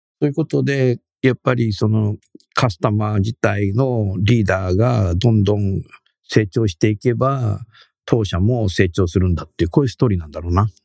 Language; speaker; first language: Japanese; native; Japanese